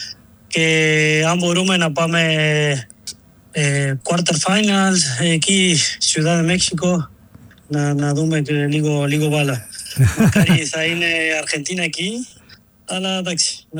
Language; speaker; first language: Greek; non-native, learner; Spanish